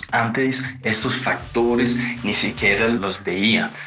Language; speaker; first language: Spanish; non-native, fluent; English